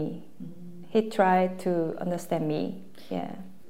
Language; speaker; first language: English; non-native, learner; Korean